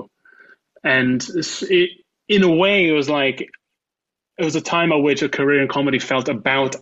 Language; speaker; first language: English; native; English